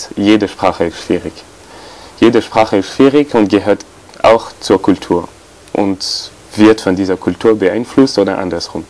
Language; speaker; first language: German; non-native, fluent; French